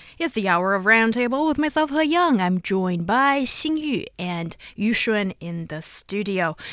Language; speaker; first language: English; non-native, fluent; Chinese